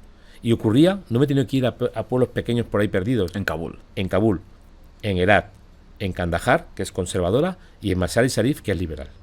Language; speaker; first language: Spanish; native; Spanish